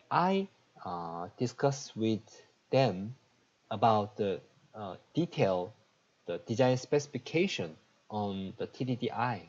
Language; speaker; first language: English; non-native, learner; Korean